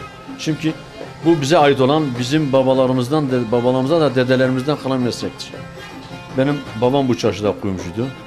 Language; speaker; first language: Turkish; native; Turkish